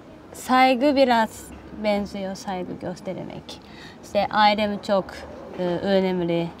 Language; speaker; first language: Turkish; non-native, learner; Japanese